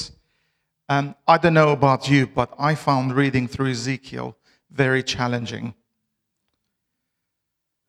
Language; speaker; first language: English; non-native, fluent; Albanian